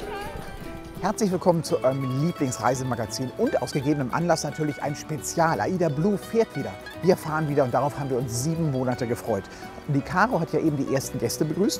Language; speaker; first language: German; native; German